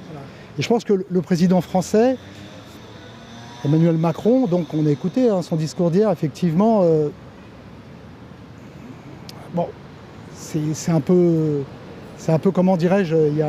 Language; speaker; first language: French; native; French